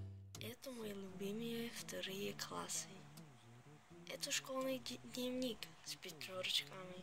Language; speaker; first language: Russian; non-native, fluent; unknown